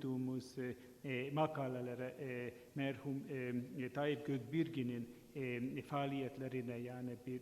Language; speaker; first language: Turkish; non-native, fluent; Hungarian